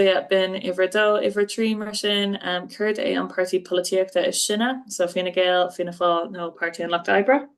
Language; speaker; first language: Irish; non-native, local second language; English